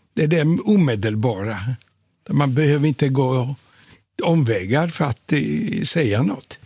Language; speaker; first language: Swedish; non-native, fluent; Polish